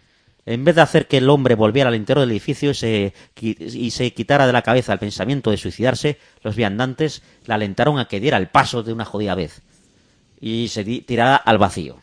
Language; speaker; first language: Spanish; native; Spanish